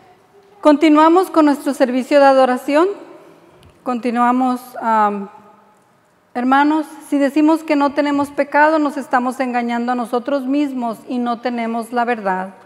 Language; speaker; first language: Spanish; native; Spanish